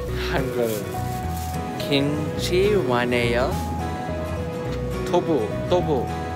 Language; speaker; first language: Korean; non-native, learner; English